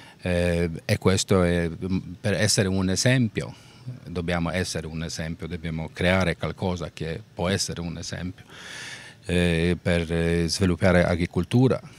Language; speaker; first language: Italian; non-native, learner; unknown